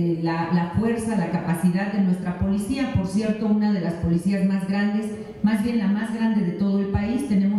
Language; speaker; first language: Spanish; native; Spanish